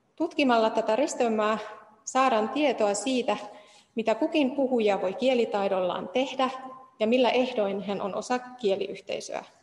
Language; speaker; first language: Finnish; non-native, fluent; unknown